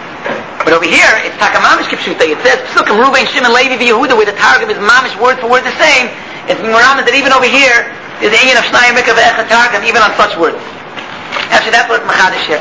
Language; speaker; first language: English; native; English